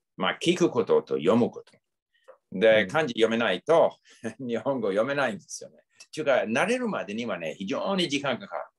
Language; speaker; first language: Japanese; non-native, fluent; English